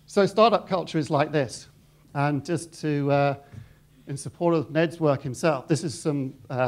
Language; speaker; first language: English; native; English